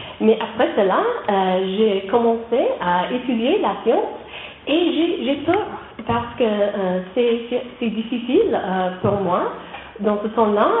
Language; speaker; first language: French; non-native, learner; English